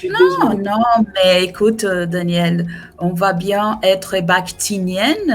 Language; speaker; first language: French; non-native, fluent; Portuguese